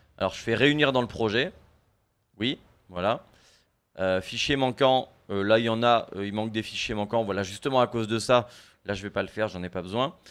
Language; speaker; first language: French; native; French